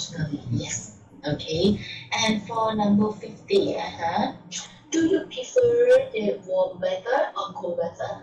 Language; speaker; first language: English; non-native, learner; Thai